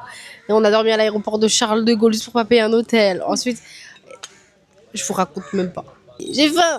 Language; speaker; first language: French; native; French